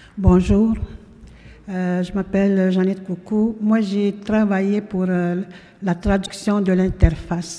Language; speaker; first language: French; non-native, local second language; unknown